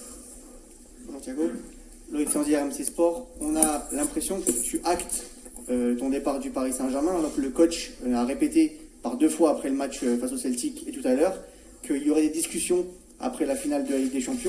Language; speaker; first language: French; native; French